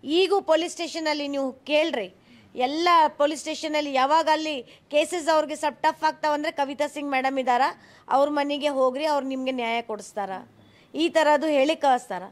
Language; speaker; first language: Kannada; non-native, local second language; Hindi